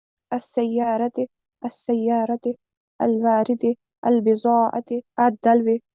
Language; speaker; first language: Arabic; non-native, learner; Urdu